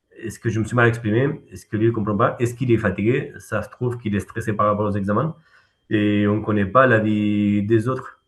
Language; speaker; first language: French; non-native, fluent; Spanish